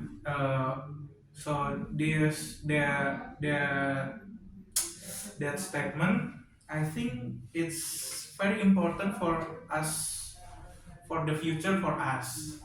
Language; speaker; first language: English; non-native, learner; Indonesian